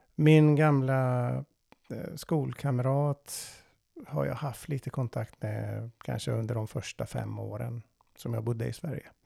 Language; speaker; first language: Swedish; non-native, fluent; Persian